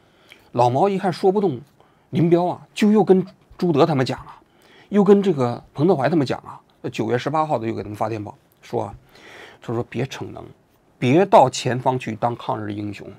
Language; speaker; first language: Chinese; native; Chinese